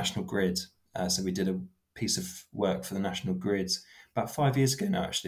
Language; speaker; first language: English; native; English